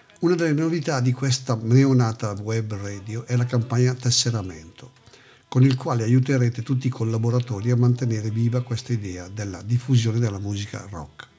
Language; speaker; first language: Italian; native; Italian